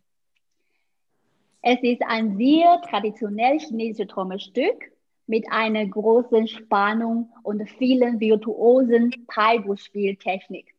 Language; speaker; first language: German; non-native, fluent; Chinese